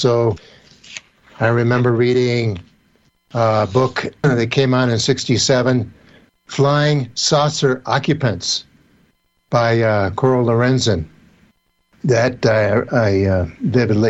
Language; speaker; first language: English; native; English